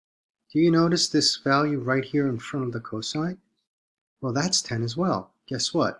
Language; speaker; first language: English; native; English